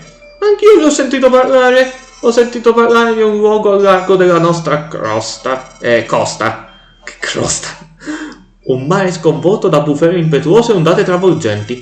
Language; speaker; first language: Italian; native; Italian